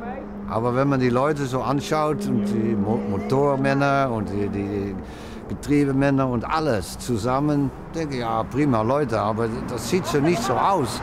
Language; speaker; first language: German; non-native, fluent; Dutch